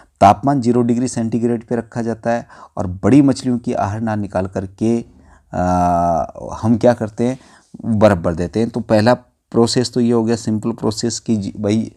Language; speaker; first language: Hindi; native; Hindi